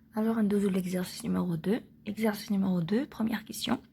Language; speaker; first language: French; non-native, local second language; Arabic